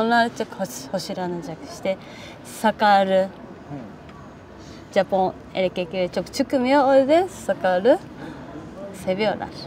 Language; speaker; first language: Turkish; non-native, learner; Japanese